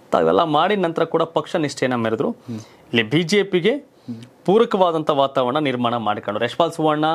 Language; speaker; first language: Kannada; native; Kannada